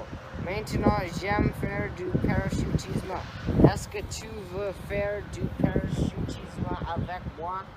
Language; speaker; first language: French; non-native, learner; English